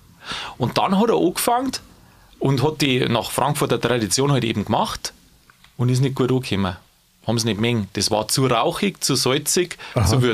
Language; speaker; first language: German; native; German